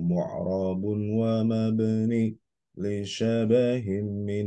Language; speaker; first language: Arabic; non-native, fluent; Indonesian